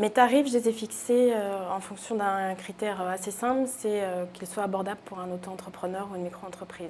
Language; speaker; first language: French; native; French